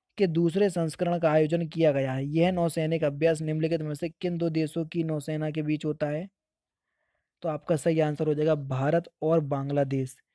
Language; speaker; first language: Hindi; native; Hindi